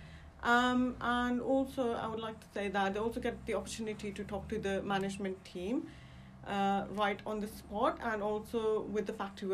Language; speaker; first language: English; native; English